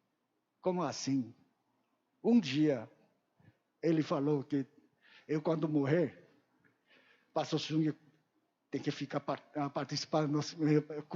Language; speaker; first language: Portuguese; non-native, learner; Korean